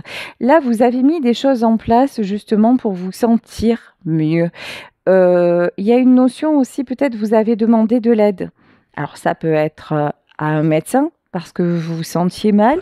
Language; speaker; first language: French; native; French